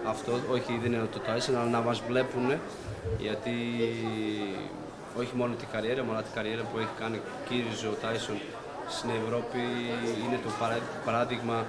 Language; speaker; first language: Greek; non-native, fluent; Portuguese